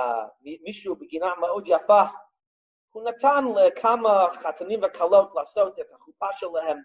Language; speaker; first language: Hebrew; non-native, fluent; English